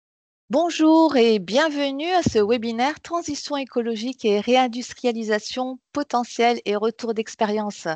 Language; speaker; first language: French; native; French